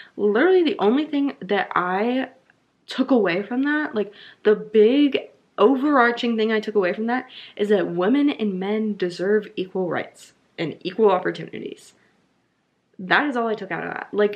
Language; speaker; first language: English; native; English